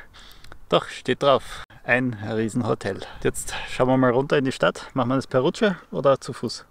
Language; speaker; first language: German; native; German